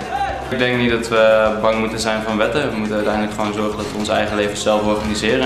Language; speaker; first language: Dutch; native; Dutch